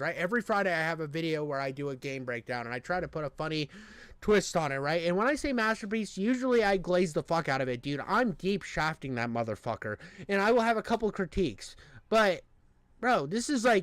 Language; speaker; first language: English; native; English